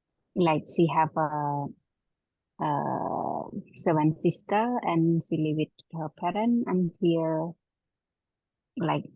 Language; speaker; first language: English; non-native, learner; Khmer